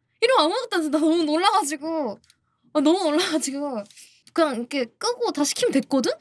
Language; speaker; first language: Korean; native; Korean